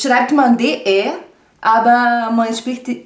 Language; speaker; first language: German; non-native, fluent; Portuguese